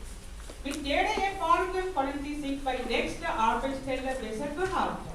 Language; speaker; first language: German; non-native, fluent; Tamil